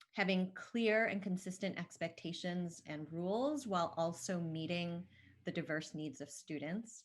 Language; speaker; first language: English; native; English